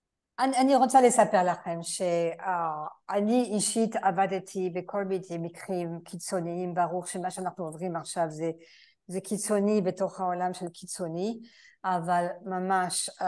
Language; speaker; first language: Hebrew; non-native, fluent; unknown